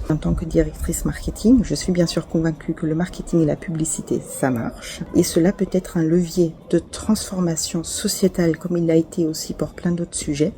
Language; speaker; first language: French; non-native, fluent; German